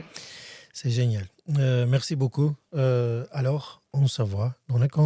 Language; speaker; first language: French; non-native, learner; Armenian